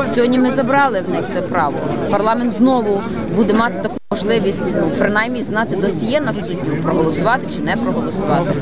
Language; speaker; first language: Ukrainian; native; Ukrainian